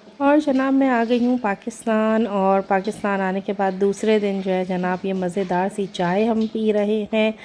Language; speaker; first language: Urdu; native; Urdu